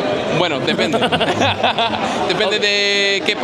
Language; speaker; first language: Spanish; non-native, learner; English